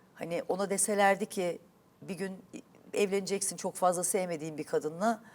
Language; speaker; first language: Turkish; native; Turkish